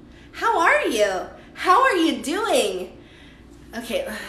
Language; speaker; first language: English; early bilingual, other home language; Spanish